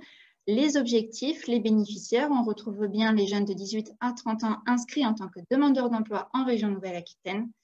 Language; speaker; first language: French; native; French